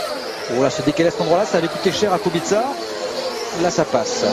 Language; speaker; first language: French; native; French